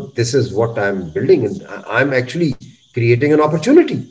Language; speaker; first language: English; non-native, local second language; Urdu